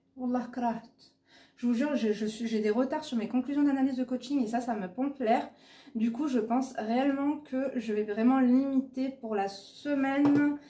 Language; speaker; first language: French; native; French